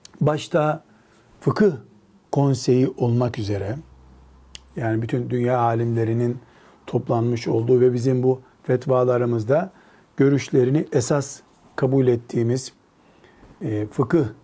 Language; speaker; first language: Turkish; native; Turkish